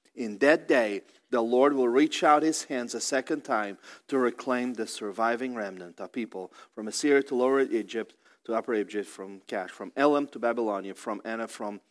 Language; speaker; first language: English; non-native, fluent; Portuguese